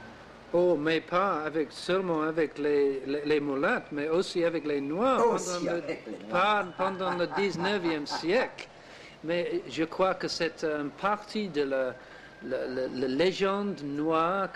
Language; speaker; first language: French; non-native, learner; English